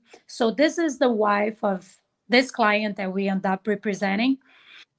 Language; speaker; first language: English; non-native, fluent; Portuguese